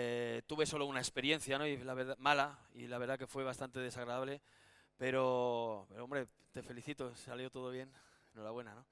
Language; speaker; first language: Spanish; native; Spanish